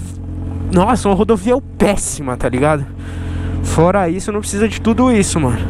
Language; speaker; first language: Portuguese; native; Portuguese